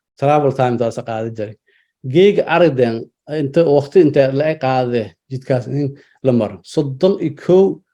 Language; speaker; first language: Somali; non-native, local second language; Maay